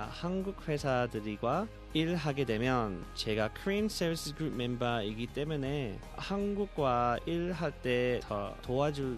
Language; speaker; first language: Korean; early bilingual, heritage; Korean